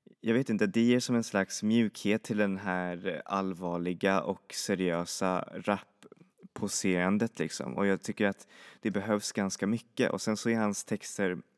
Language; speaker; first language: Swedish; native; Swedish